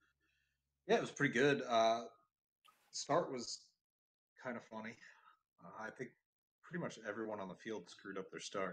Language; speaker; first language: English; native; English